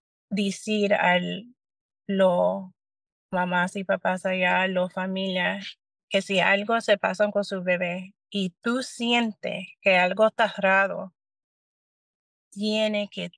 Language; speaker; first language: Spanish; early bilingual, heritage; Spanish